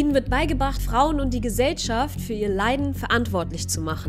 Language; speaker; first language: German; native; German